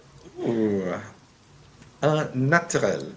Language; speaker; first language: French; non-native, learner; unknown